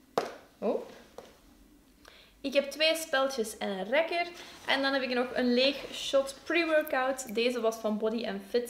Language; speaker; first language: Dutch; native; Dutch